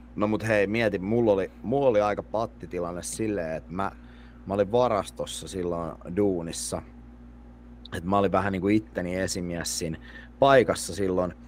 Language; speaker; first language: Finnish; native; Finnish